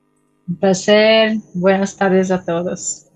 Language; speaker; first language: Spanish; non-native, fluent; Portuguese